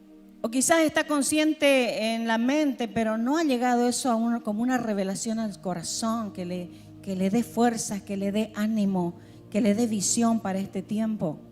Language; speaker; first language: Spanish; native; Spanish